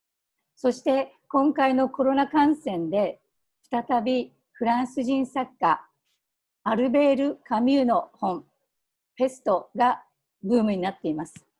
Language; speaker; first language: Japanese; native; Japanese